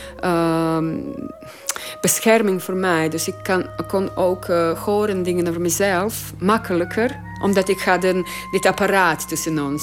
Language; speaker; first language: Dutch; non-native, learner; Croatian